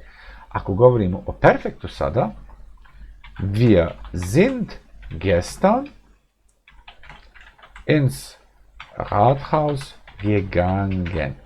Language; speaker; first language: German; non-native, fluent; Bosnian